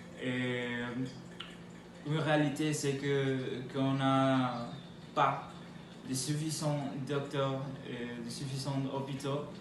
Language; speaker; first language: French; non-native, learner; Spanish